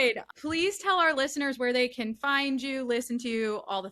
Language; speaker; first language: English; native; English